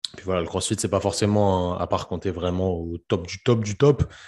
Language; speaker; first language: French; native; French